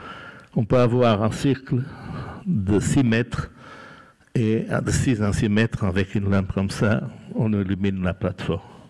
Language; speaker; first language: French; non-native, fluent; Portuguese